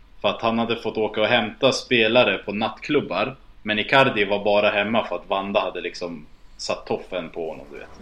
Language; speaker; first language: Swedish; early bilingual, other home language; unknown